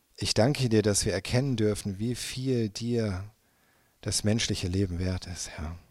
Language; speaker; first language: German; native; German